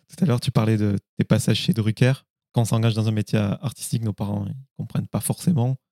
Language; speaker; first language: French; native; French